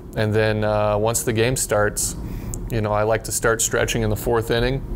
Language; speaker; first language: English; native; English